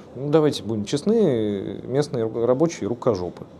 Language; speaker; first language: Russian; native; Russian